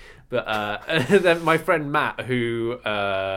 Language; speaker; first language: English; native; English